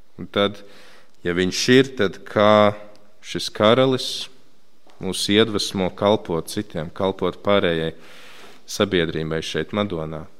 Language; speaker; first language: Latvian; native; Latvian